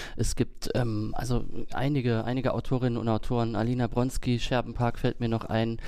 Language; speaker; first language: German; native; German